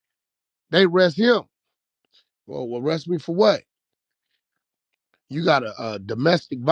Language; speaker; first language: English; native; English